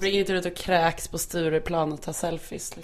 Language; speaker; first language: Swedish; native; Swedish